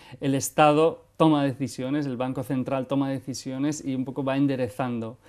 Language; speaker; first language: Spanish; non-native, local second language; Basque